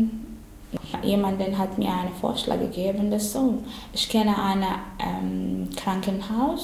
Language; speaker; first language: German; non-native, learner; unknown